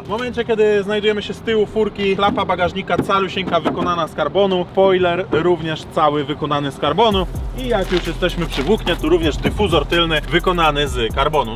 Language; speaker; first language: Polish; native; Polish